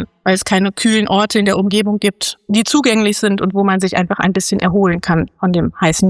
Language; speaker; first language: German; native; German